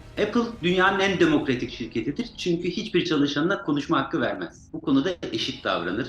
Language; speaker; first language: Turkish; native; Turkish